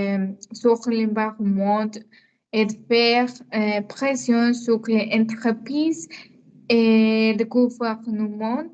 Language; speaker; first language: French; non-native, learner; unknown